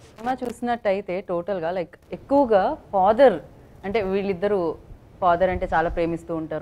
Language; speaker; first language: Telugu; native; Telugu